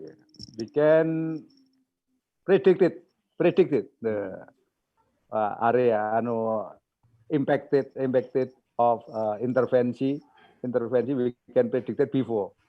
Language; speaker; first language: English; non-native, learner; Indonesian